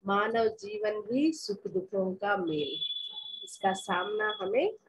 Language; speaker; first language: Hindi; non-native, local second language; Telugu